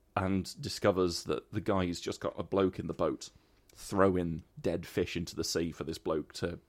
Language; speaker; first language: English; native; English